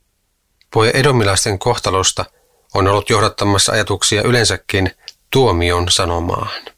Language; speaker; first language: Finnish; native; Finnish